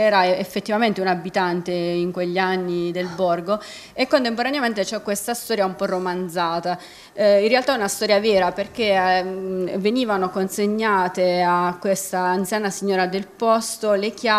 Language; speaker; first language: Italian; native; Italian